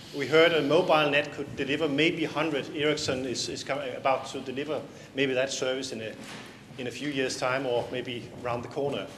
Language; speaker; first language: English; non-native, fluent; Danish